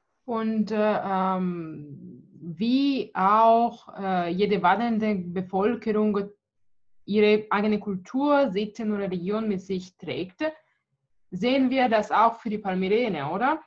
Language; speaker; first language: German; non-native, fluent; Italian